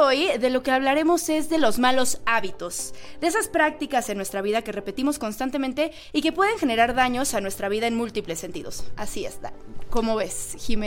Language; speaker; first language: Spanish; native; Spanish